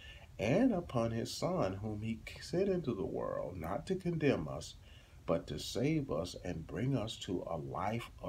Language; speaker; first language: English; native; English